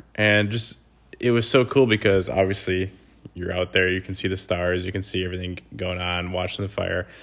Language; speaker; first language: English; native; English